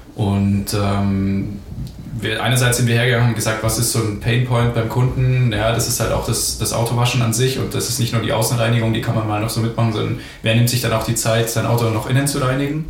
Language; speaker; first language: German; native; German